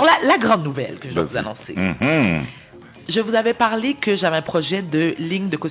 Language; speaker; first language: French; native; French